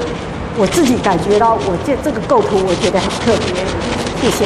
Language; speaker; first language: Chinese; native; Chinese